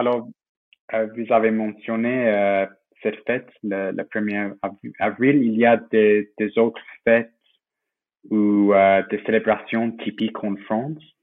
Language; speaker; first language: French; non-native, fluent; English